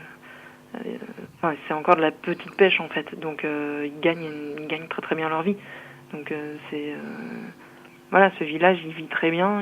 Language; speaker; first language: French; native; French